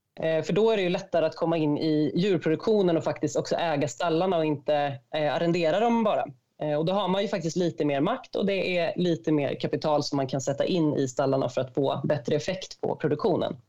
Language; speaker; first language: Swedish; native; Swedish